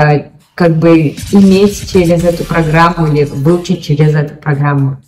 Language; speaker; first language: Russian; native; Russian